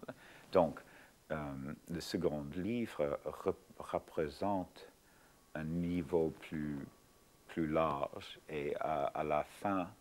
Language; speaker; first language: French; non-native, fluent; English